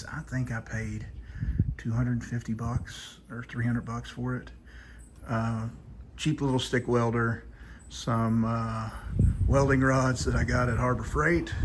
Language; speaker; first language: English; native; English